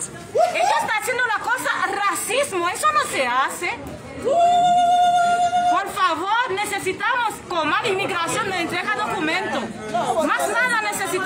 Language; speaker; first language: Spanish; non-native, fluent; Haitian Creole